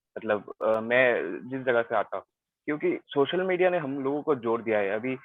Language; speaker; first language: Hindi; non-native, local second language; Bangla